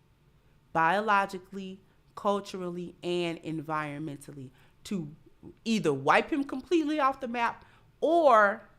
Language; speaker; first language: English; native; English